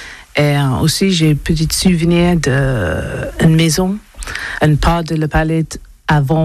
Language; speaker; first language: French; non-native, learner; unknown